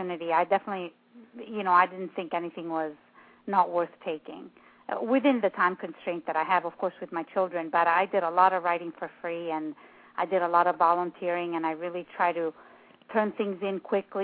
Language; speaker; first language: English; non-native, fluent; Italian